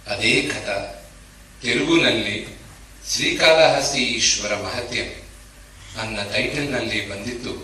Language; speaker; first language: Kannada; non-native, local second language; Telugu